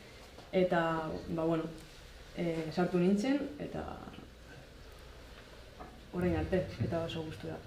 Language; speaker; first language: Basque; non-native, local second language; Spanish